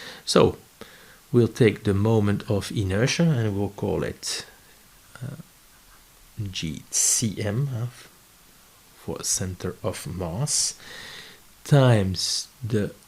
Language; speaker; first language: English; non-native, fluent; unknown